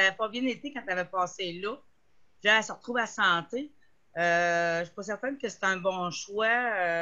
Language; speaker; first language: French; native; French